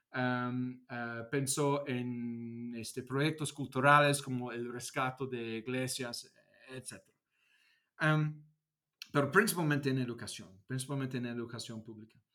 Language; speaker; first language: Spanish; non-native, fluent; English